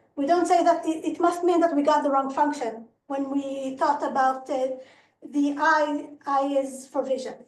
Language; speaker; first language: English; non-native, fluent; Hebrew